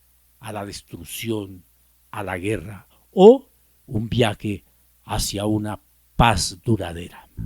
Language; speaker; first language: Spanish; native; Spanish